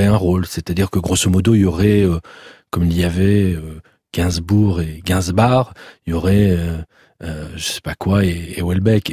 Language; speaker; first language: French; native; French